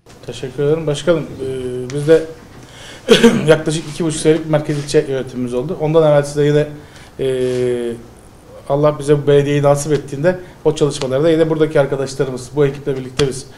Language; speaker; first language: Turkish; native; Turkish